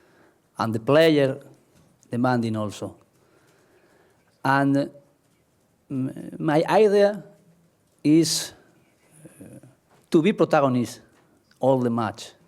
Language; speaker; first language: English; non-native, learner; Spanish